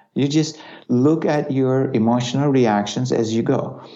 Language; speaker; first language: English; non-native, fluent; Turkish